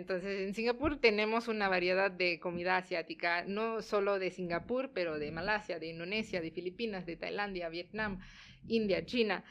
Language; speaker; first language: Spanish; non-native, fluent; Tamil